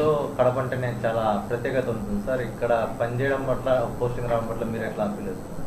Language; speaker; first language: Telugu; native; Telugu